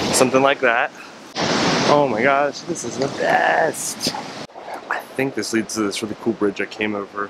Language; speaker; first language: English; native; English